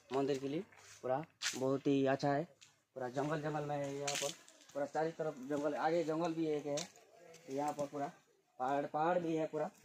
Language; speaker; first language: Hindi; non-native, local second language; Odia